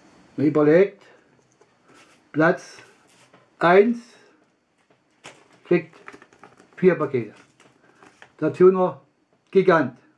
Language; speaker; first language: German; non-native, learner; Russian